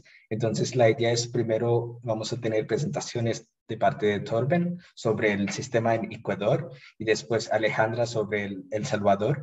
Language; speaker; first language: Spanish; non-native, fluent; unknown